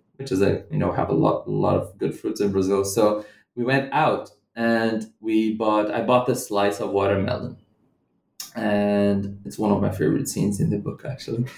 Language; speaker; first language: English; non-native, fluent; Portuguese